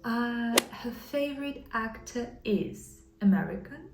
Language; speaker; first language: English; non-native, fluent; Ukrainian